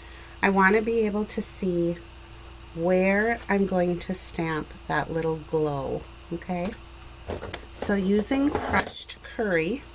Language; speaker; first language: English; native; English